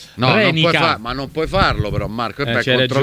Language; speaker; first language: Italian; native; Italian